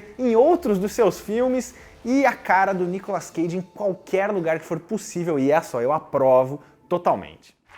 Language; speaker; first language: Portuguese; native; Portuguese